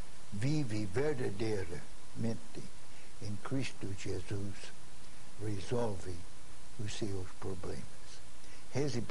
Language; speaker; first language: Portuguese; non-native, fluent; English